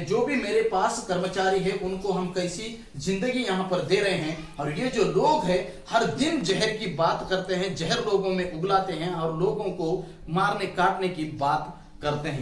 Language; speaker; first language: Hindi; native; Hindi